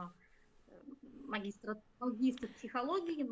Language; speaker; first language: Russian; native; Russian